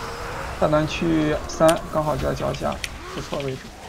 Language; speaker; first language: Chinese; native; Chinese